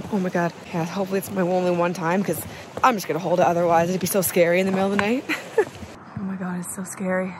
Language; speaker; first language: English; native; English